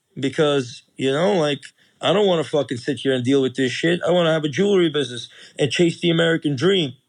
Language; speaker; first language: English; early bilingual, other home language; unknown